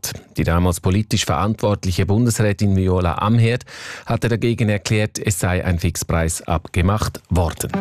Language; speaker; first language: German; native; German